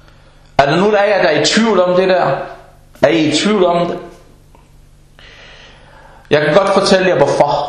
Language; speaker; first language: Danish; early bilingual, other home language; Arabic